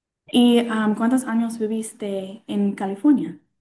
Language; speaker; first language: Spanish; non-native, learner; English